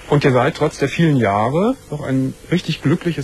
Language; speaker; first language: German; native; German